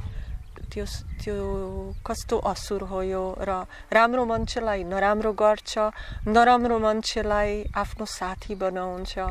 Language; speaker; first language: Nepali; non-native, learner; Slovak